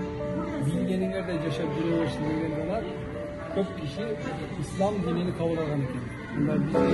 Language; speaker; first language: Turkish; non-native, learner; Kyrgyz